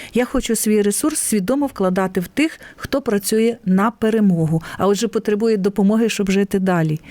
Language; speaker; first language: Ukrainian; native; Ukrainian